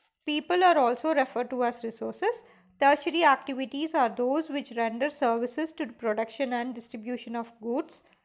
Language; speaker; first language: English; non-native, local second language; Tamil